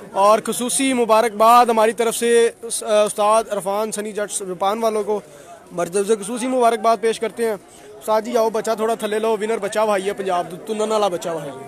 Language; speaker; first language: Urdu; non-native, local second language; Punjabi